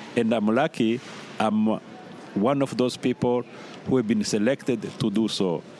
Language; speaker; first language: English; non-native, fluent; Rundi